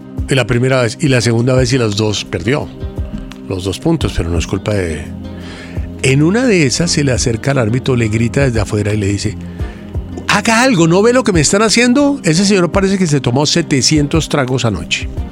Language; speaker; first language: Spanish; native; Spanish